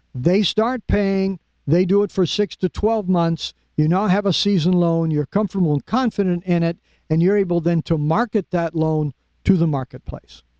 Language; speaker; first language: English; native; English